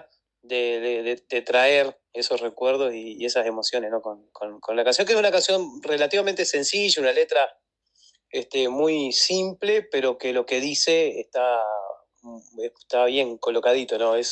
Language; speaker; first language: Spanish; native; Spanish